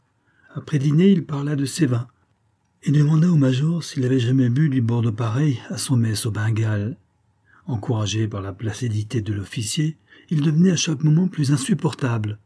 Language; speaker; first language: French; native; French